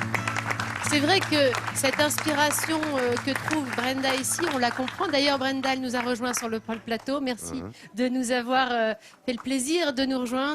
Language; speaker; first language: French; native; French